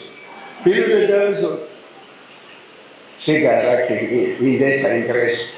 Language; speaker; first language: Portuguese; non-native, learner; Lingala